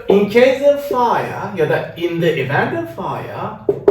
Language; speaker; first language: English; non-native, fluent; Turkish